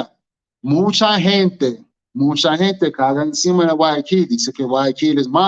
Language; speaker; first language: Spanish; non-native, learner; English